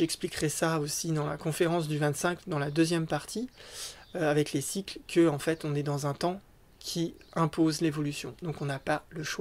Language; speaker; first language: French; native; French